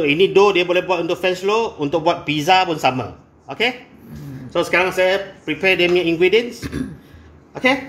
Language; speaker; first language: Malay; non-native, local second language; Chinese